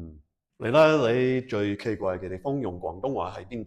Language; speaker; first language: Cantonese; non-native, fluent; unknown